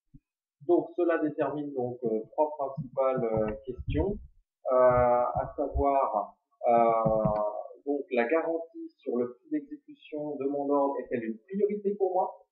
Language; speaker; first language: French; native; French